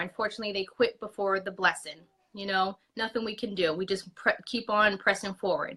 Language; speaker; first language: English; native; English